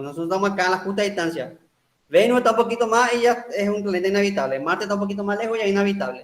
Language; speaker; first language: Spanish; native; Spanish